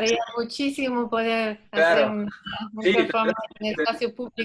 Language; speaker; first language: Spanish; non-native, fluent; French